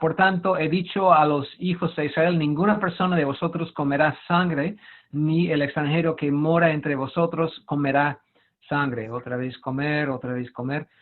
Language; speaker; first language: Spanish; non-native, fluent; English